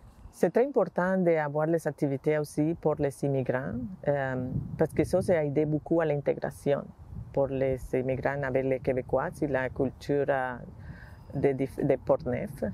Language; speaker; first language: French; non-native, learner; Spanish